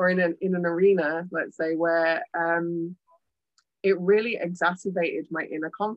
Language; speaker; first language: English; native; English